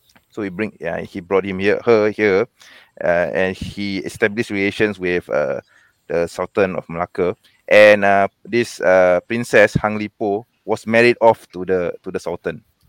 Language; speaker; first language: English; non-native, local second language; Malay